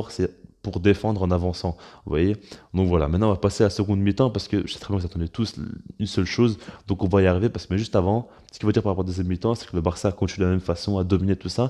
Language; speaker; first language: French; native; French